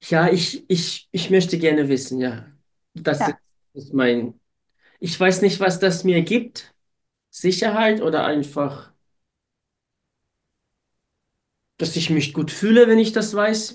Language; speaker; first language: German; non-native, fluent; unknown